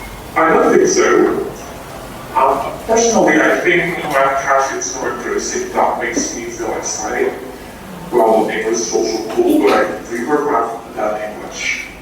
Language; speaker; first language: English; non-native, learner; Indonesian